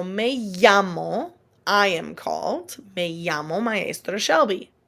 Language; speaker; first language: Spanish; non-native, fluent; English